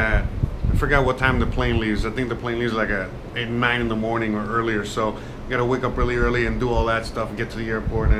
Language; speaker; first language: English; native; English